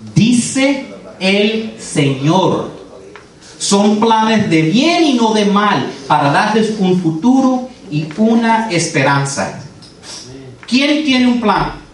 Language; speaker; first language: Spanish; early bilingual, heritage; Spanish